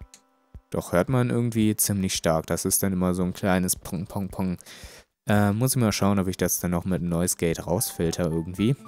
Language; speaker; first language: German; native; German